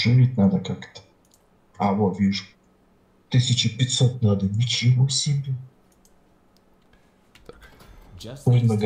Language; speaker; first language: Russian; native; Russian